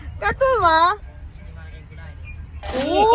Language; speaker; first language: Japanese; non-native, fluent; Thai